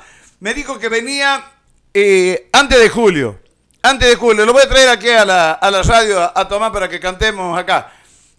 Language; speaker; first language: Spanish; native; Spanish